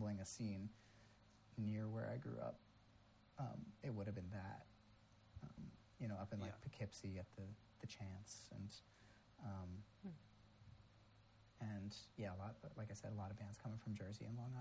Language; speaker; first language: English; native; English